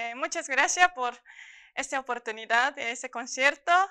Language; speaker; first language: Spanish; non-native, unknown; Japanese